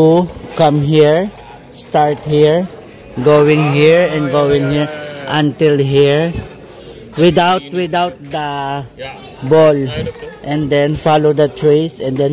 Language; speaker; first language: English; non-native, learner; Filipino